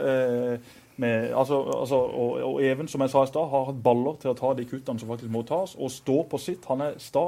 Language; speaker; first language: Norwegian; native; Norwegian